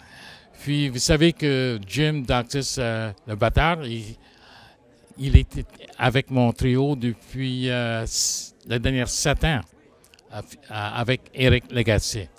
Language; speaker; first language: French; non-native, local second language; English